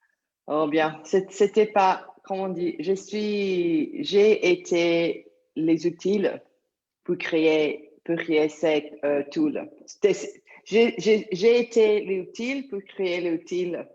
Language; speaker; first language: French; non-native, learner; Italian